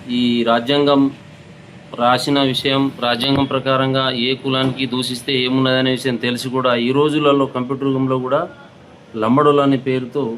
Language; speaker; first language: Telugu; non-native, local second language; Lambadi